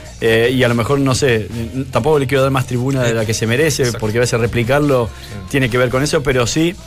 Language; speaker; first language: Spanish; native; Spanish